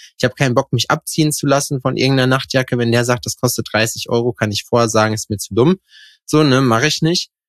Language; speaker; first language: German; native; German